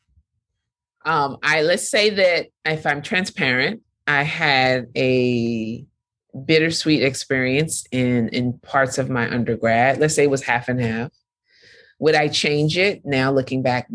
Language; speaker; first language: English; native; English